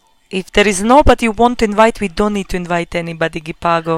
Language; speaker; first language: English; non-native, fluent; Croatian